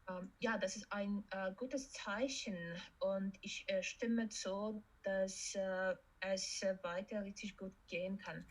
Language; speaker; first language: German; non-native, fluent; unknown